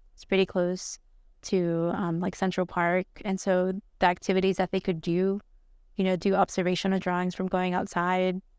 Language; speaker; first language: English; early bilingual, other home language; Spanish